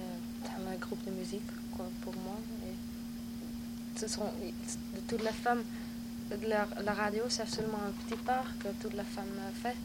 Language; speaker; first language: French; non-native, learner; Dutch